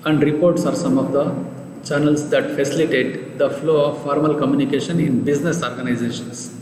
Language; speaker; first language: English; non-native, local second language; Kannada